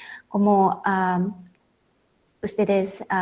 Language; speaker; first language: Spanish; non-native, fluent; Japanese